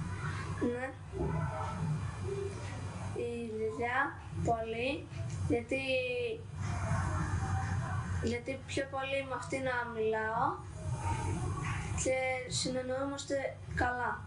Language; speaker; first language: Greek; early bilingual, other home language; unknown